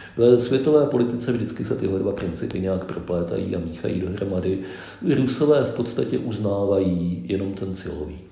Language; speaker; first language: Czech; native; Czech